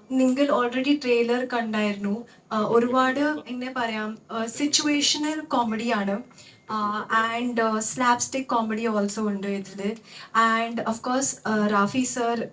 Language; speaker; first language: Malayalam; non-native, local second language; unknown